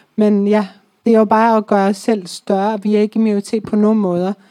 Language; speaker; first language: Danish; early bilingual, other home language; Persian